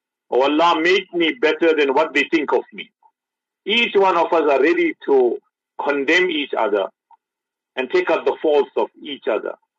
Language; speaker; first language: English; native; English